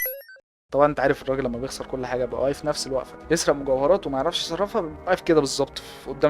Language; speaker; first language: Arabic; native; Arabic